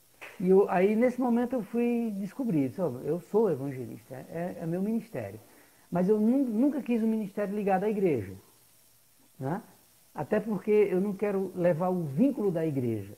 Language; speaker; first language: Portuguese; native; Portuguese